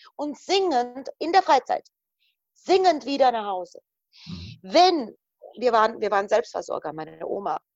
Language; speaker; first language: German; non-native, fluent; Croatian